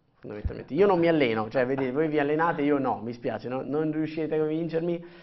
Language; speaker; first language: Italian; native; Italian